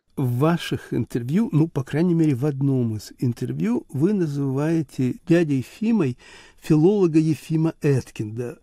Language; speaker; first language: Russian; native; Russian